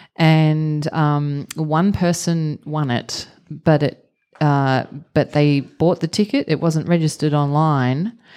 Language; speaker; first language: English; native; English